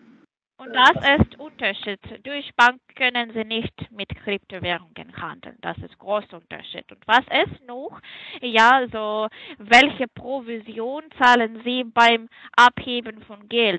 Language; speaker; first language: German; non-native, fluent; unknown